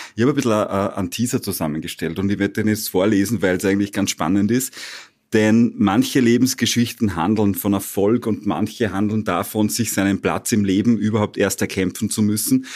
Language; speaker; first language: German; native; German